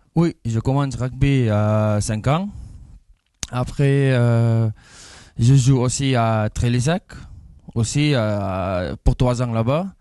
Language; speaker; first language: French; non-native, learner; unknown